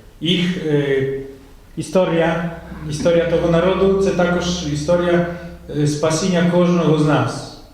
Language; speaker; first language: Ukrainian; non-native, fluent; Polish